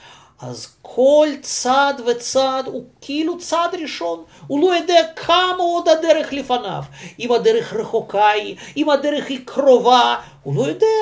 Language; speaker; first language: Hebrew; non-native, fluent; Russian